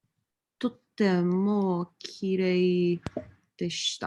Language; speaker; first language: Japanese; non-native, learner; English